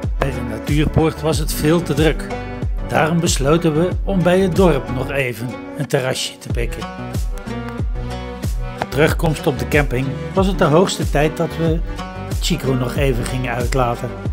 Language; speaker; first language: Dutch; native; Dutch